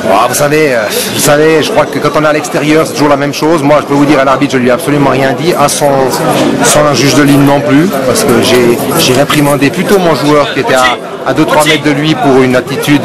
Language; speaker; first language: French; native; French